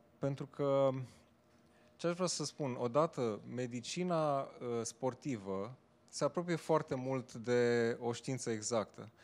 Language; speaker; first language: Romanian; native; Romanian